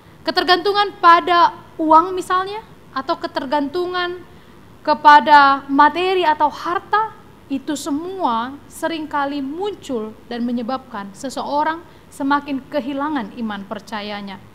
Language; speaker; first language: Indonesian; native; Indonesian